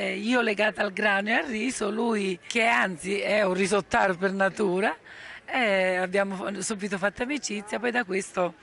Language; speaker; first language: Italian; native; Italian